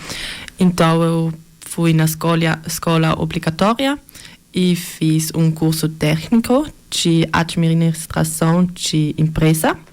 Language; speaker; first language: Portuguese; early bilingual, heritage; Portuguese